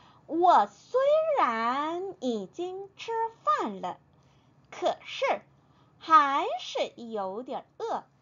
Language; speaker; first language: Chinese; non-native, fluent; Korean